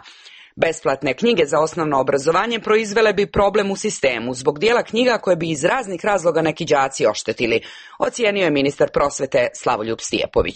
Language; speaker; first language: Serbian; native; Serbian